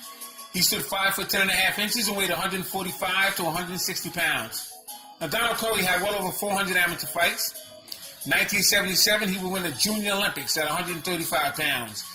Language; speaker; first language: English; native; English